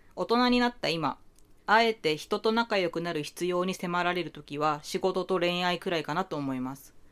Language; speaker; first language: Japanese; native; Japanese